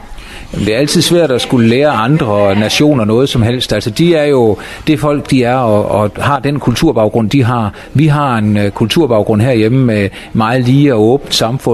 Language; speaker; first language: Danish; native; Danish